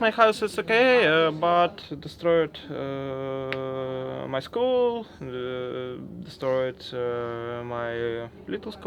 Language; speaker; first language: English; non-native, learner; Russian